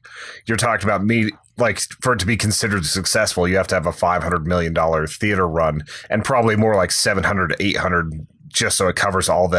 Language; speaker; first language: English; native; English